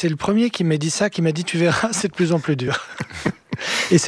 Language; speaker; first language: French; native; French